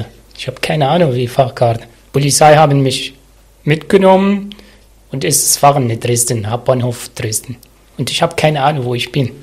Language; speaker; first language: German; non-native, learner; Arabic